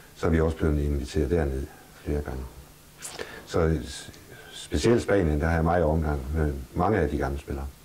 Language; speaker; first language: Danish; native; Danish